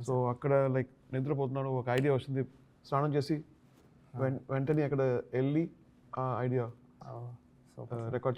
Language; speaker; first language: Telugu; non-native, learner; Tamil